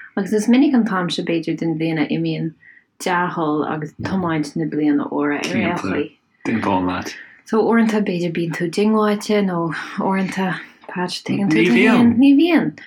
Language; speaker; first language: Irish; native; Irish